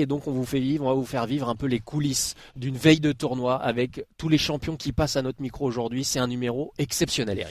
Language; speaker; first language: French; native; French